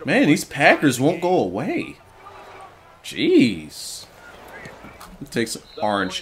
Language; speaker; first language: English; native; English